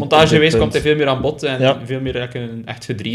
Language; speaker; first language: Dutch; native; Dutch